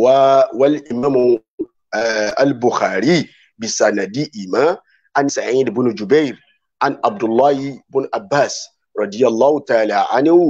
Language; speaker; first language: Arabic; non-native, fluent; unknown